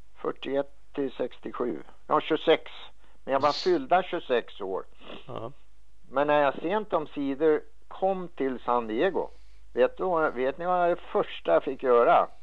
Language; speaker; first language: Swedish; native; Swedish